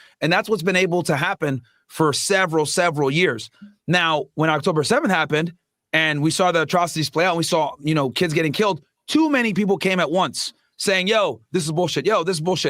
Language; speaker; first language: English; native; English